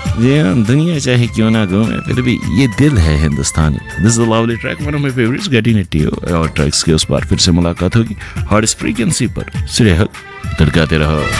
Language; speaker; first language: Urdu; non-native, local second language; Kashmiri